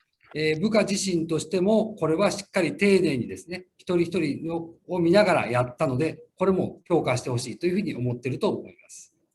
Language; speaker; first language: Japanese; native; Japanese